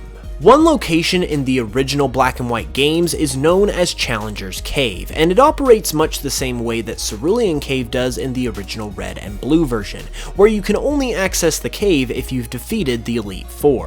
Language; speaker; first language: English; native; English